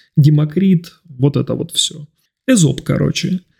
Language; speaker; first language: Russian; native; Russian